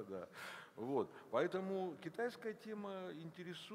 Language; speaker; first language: Russian; native; Russian